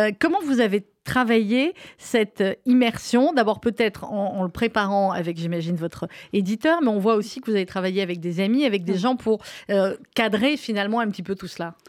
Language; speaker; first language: French; native; French